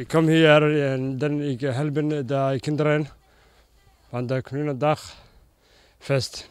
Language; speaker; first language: Dutch; non-native, learner; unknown